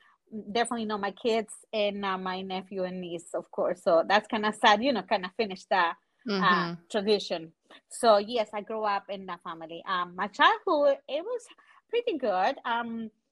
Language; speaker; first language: English; non-native, fluent; Spanish